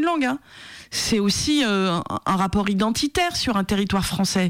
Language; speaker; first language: French; native; French